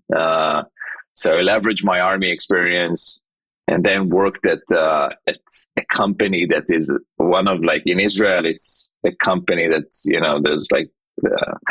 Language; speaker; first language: English; non-native, fluent; Hebrew